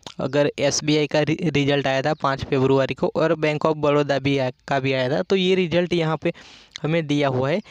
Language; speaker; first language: Hindi; non-native, local second language; Gujarati